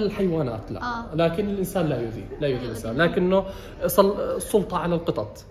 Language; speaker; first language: Arabic; native; Arabic